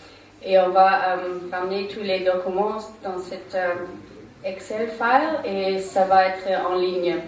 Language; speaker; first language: French; non-native, learner; German